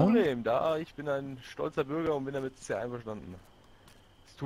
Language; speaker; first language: German; native; German